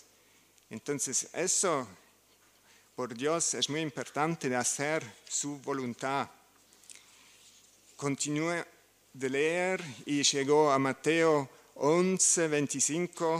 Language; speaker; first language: Spanish; non-native, learner; German